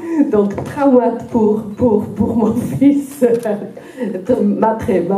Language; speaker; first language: French; non-native, fluent; Welsh